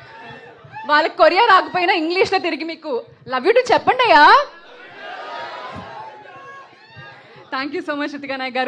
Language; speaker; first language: Telugu; native; Telugu